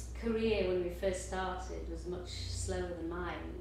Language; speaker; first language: English; native; English